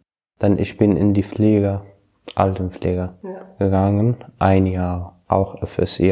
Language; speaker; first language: German; non-native, learner; Arabic